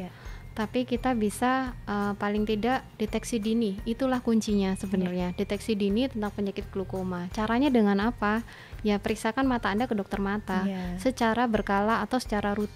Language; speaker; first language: Indonesian; native; Indonesian